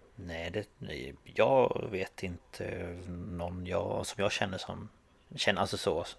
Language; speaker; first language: Swedish; native; Swedish